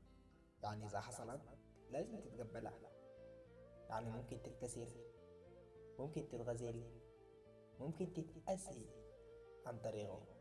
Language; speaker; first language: Arabic; native; Arabic